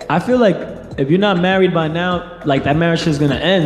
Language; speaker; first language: English; early bilingual, other home language; Spanish